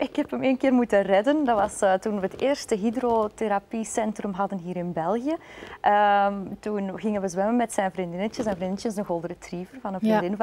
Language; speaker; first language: Dutch; native; Dutch